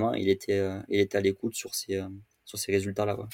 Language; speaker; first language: French; native; French